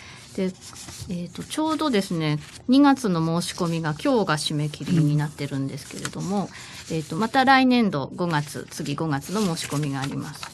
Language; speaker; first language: Japanese; native; Japanese